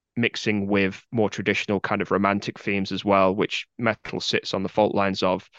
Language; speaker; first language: English; native; English